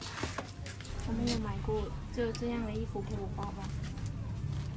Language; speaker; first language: Chinese; non-native, learner; Lao